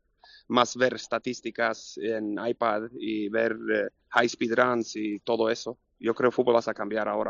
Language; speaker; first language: Spanish; non-native, learner; Swedish